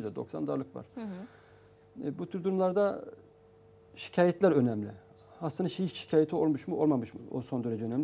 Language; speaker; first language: Turkish; native; Turkish